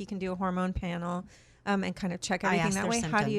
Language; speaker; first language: English; native; English